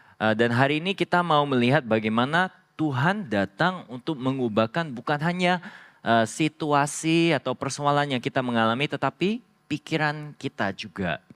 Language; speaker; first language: Indonesian; non-native, fluent; Korean